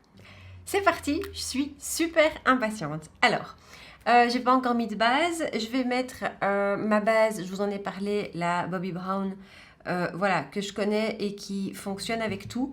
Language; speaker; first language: French; native; French